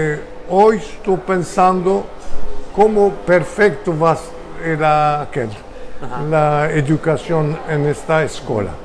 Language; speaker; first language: Spanish; early bilingual, heritage; Ladino